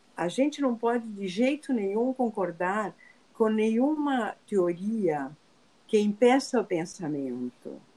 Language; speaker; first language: Portuguese; non-native, fluent; Spanish